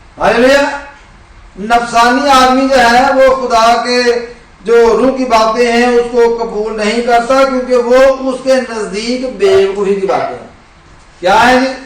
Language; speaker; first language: Urdu; non-native, local second language; Punjabi